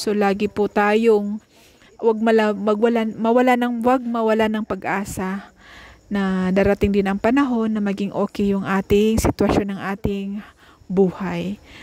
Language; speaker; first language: Filipino; non-native, local second language; Cebuano